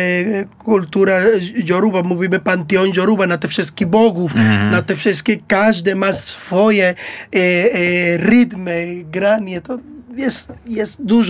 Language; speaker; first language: Polish; non-native, learner; Spanish